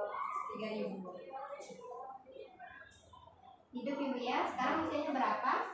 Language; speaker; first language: Indonesian; native; Indonesian